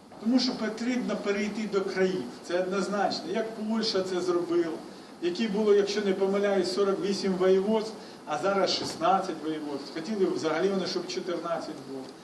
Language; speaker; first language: Ukrainian; non-native, local second language; Russian